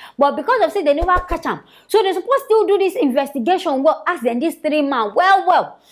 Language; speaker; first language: Nigerian Pidgin; native; Nigerian Pidgin